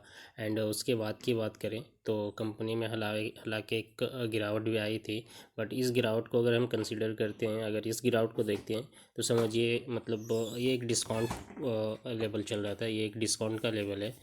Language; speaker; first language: Hindi; native; Hindi